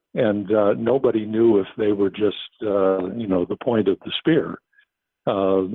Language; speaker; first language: English; native; English